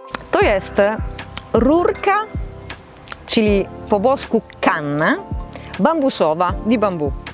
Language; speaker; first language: Polish; non-native, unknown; Italian